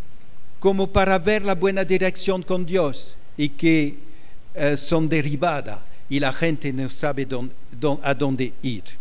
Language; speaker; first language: Spanish; non-native, fluent; French